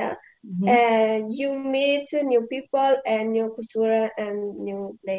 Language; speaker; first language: English; non-native, learner; Italian